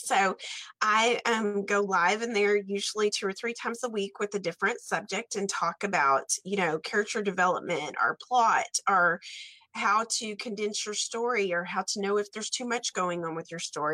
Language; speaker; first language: English; native; English